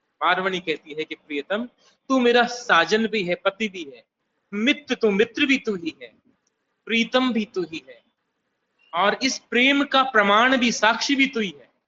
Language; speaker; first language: Hindi; native; Hindi